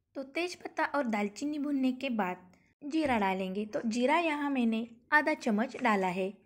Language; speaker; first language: Hindi; non-native, local second language; Marathi